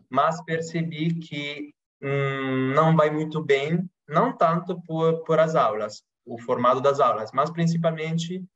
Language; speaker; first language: Portuguese; non-native, fluent; Italian